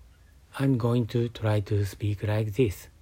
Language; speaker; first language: English; non-native, learner; Japanese